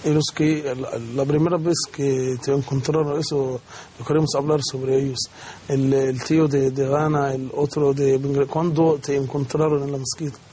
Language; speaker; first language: Spanish; non-native, learner; Arabic